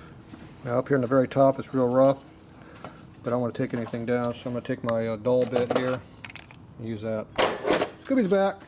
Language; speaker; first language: English; native; English